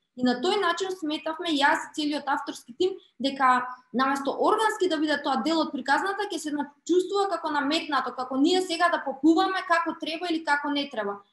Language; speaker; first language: Macedonian; native; Macedonian